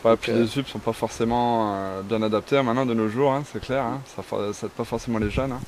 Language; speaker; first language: French; native; French